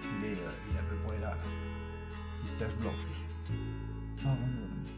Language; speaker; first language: French; native; French